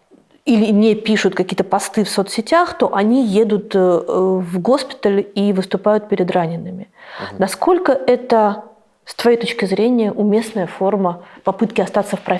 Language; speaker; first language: Russian; native; Russian